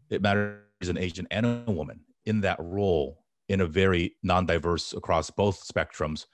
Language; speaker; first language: English; native; English